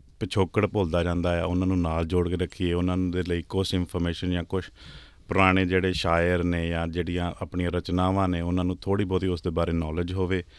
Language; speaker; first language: Punjabi; native; Punjabi